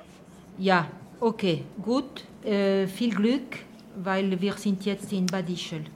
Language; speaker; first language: German; non-native, learner; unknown